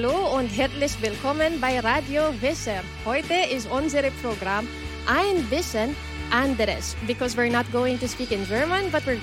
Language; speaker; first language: English; non-native, local second language; Filipino